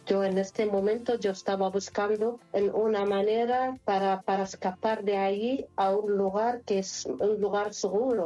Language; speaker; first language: Spanish; non-native, local second language; Arabic